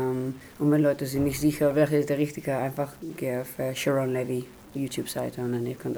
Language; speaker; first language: German; non-native, learner; Hebrew